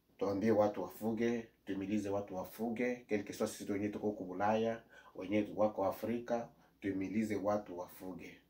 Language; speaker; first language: Swahili; native; Swahili